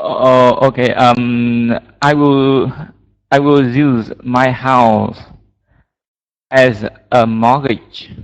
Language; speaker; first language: English; non-native, learner; Vietnamese